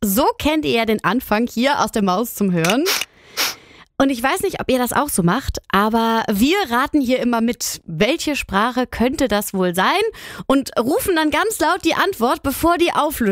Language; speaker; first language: German; native; German